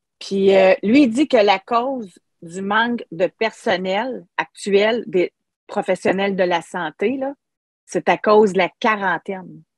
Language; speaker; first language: French; native; French